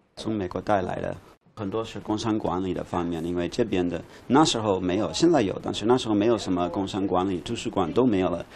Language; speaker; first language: Chinese; non-native, fluent; English